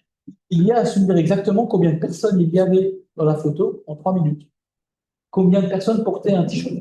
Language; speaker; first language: French; native; French